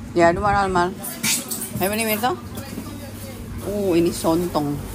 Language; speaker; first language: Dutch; non-native, learner; Indonesian